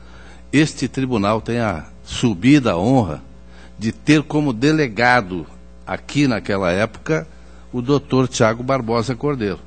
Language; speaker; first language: Portuguese; native; Portuguese